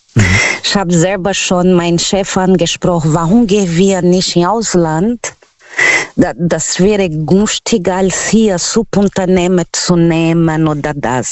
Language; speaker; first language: German; non-native, learner; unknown